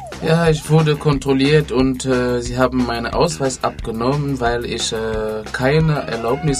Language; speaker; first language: German; non-native, learner; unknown